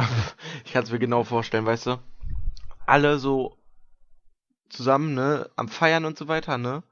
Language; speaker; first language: German; native; German